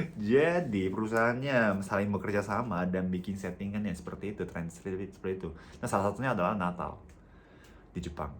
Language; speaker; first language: Indonesian; non-native, fluent; Japanese